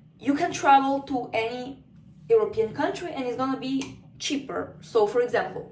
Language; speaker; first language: English; non-native, fluent; Spanish